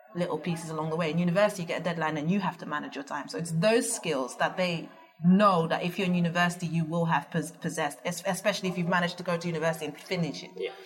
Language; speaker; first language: English; early bilingual, other home language; Dutch